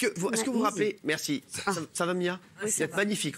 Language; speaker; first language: French; native; French